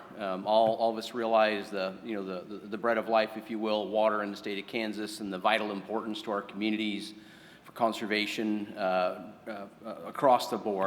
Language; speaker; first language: English; native; English